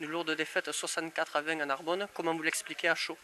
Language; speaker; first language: French; native; French